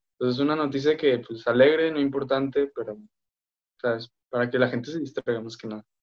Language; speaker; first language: Spanish; native; Spanish